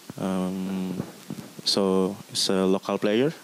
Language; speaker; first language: English; non-native, learner; Indonesian